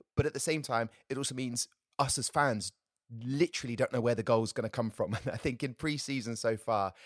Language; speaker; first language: English; native; English